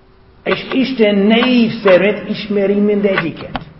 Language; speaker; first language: Hungarian; non-native, learner; English